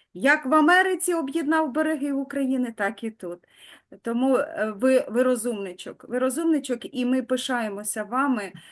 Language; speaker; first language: Ukrainian; native; Ukrainian